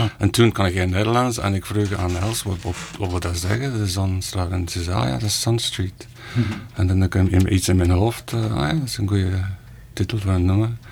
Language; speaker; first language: Dutch; non-native, fluent; English